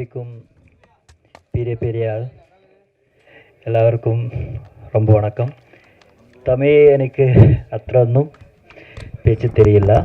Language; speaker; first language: Tamil; non-native, learner; Malayalam